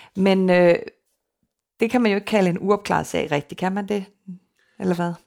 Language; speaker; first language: Danish; native; Danish